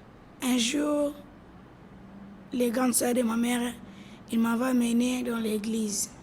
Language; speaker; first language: French; non-native, learner; Lingala